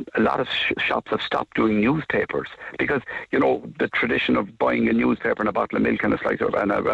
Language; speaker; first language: English; native; English